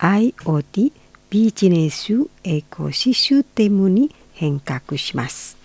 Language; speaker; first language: Japanese; non-native, fluent; Indonesian